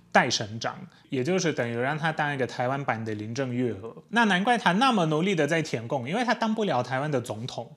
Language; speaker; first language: Chinese; non-native, fluent; Polish